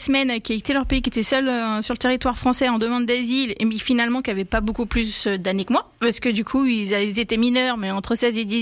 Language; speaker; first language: French; native; French